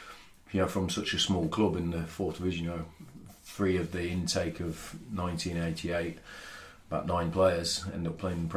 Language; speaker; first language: English; native; English